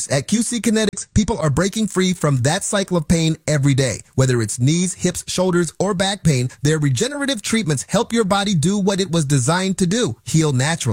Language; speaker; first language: English; native; English